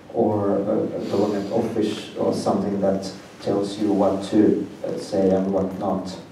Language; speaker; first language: English; non-native, fluent; Finnish